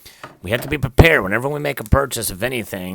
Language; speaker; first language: English; native; English